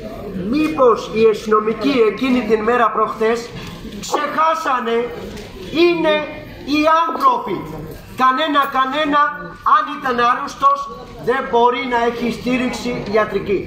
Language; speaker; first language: Greek; non-native, fluent; Urdu